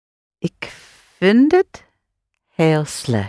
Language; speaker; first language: Dutch; non-native, learner; English